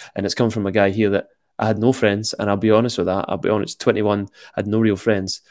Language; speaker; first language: English; native; English